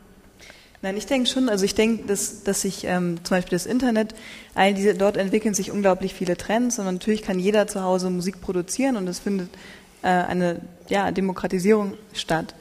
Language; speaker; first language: German; native; German